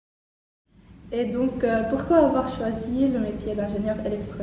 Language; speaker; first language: French; native; French